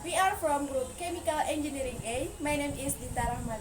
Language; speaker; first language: English; non-native, learner; Indonesian